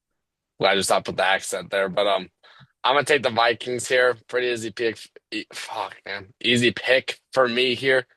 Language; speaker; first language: English; native; English